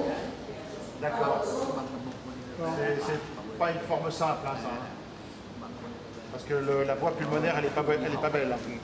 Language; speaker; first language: French; native; French